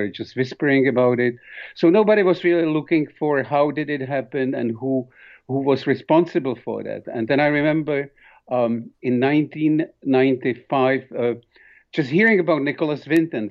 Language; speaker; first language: English; non-native, fluent; Czech